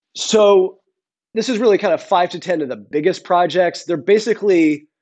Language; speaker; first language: English; native; English